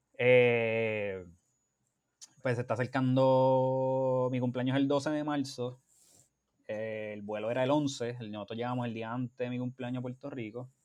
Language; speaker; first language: Spanish; native; Spanish